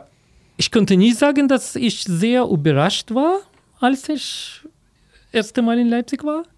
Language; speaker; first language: German; non-native, fluent; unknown